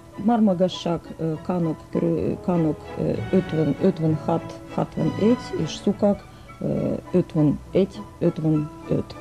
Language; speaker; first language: Hungarian; non-native, fluent; Russian